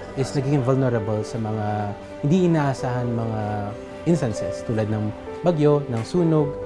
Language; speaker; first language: Filipino; native; Filipino